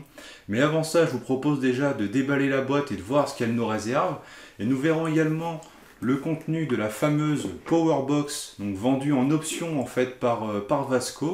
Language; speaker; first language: French; native; French